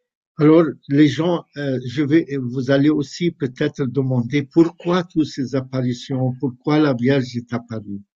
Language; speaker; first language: French; non-native, fluent; Arabic